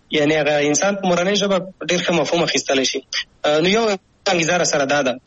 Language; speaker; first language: Pashto; native; Pashto